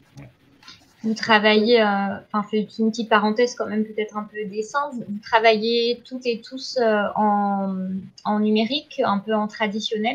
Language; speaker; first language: French; native; French